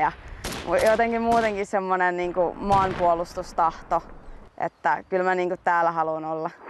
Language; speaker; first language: Finnish; native; Finnish